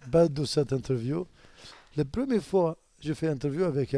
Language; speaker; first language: French; non-native, learner; Arabic